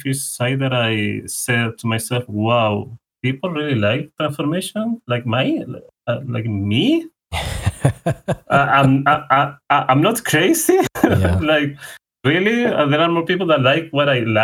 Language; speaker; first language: English; non-native, fluent; Spanish